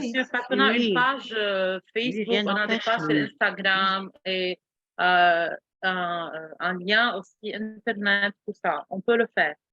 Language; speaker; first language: French; non-native, local second language; Arabic